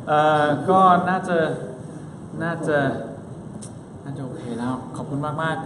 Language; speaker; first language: Thai; early bilingual, other home language; Spanish